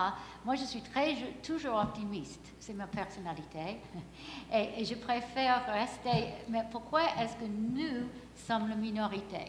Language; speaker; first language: French; non-native, fluent; English